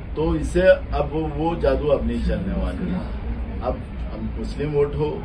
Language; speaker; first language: Hindi; non-native, local second language; Marathi